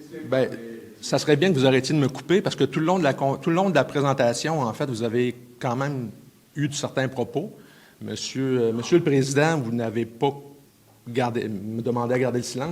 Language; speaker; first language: French; native; French